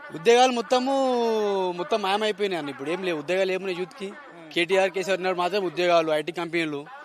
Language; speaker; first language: Telugu; native; Telugu